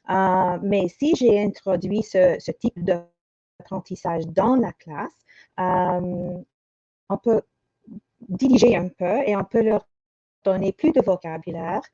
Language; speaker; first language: French; non-native, local second language; English